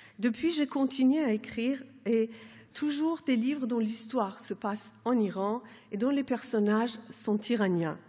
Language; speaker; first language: French; non-native, fluent; Persian